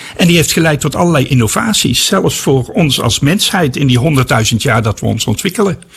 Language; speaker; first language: Dutch; native; Dutch